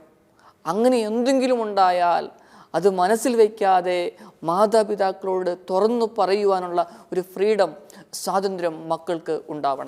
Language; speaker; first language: Malayalam; native; Malayalam